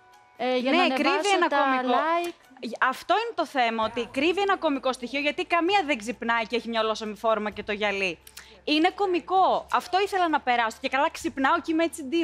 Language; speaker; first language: Greek; native; Greek